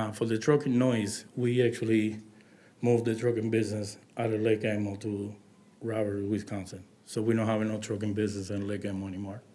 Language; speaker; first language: English; non-native, learner; Spanish